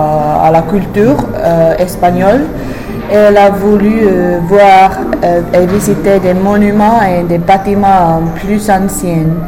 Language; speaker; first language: French; non-native, fluent; English